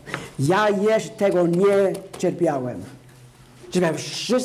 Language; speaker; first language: Polish; non-native, fluent; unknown